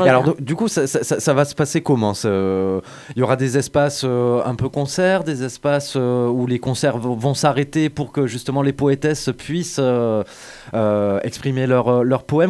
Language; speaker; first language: French; native; French